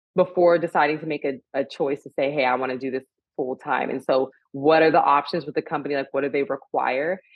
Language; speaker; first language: English; native; English